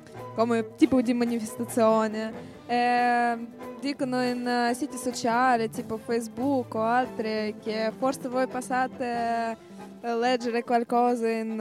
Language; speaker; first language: Italian; non-native, learner; Russian